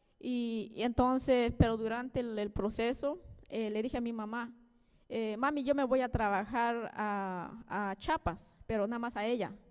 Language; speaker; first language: Spanish; native; Spanish